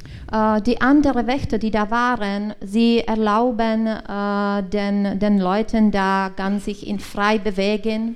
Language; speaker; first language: German; non-native, learner; Czech